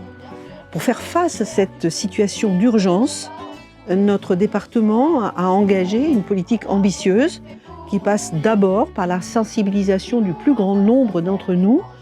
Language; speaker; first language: French; native; French